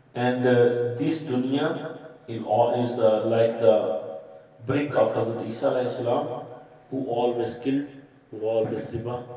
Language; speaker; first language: English; non-native, learner; Punjabi